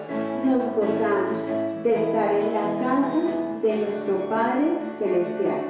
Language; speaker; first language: Spanish; native; Spanish